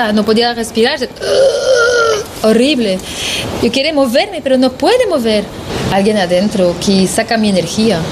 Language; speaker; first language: Spanish; non-native, learner; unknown